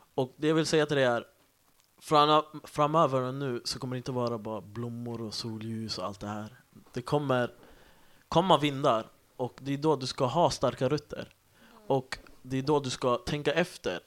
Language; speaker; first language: Swedish; early bilingual, other home language; Tigrinya